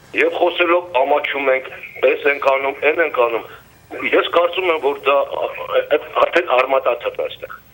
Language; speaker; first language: Armenian; native; Armenian